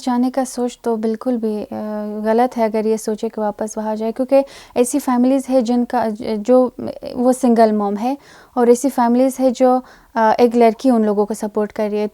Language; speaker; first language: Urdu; non-native, fluent; Persian